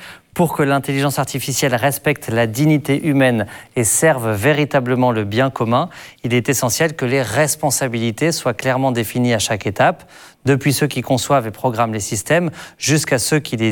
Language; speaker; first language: French; native; French